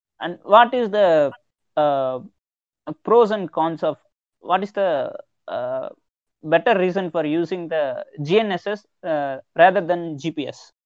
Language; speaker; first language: English; non-native, local second language; Tamil